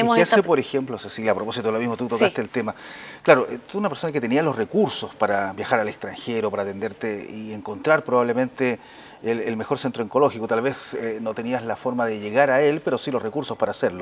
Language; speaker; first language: Spanish; native; Spanish